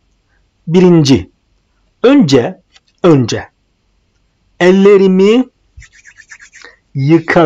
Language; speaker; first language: Turkish; non-native, fluent; Arabic